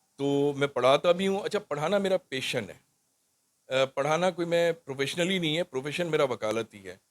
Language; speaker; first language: Urdu; non-native, local second language; Sindhi